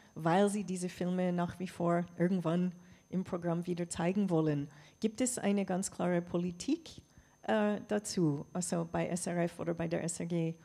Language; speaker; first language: German; non-native, fluent; English